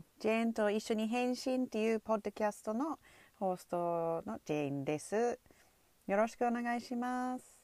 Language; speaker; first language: Japanese; non-native, fluent; English